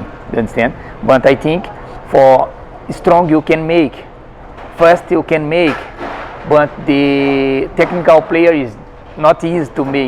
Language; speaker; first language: English; non-native, learner; Portuguese